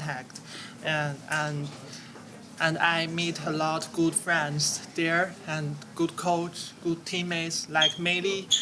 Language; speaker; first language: English; non-native, learner; Chinese